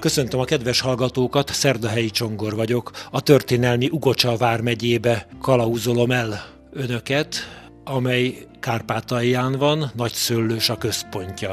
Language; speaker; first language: Hungarian; native; Hungarian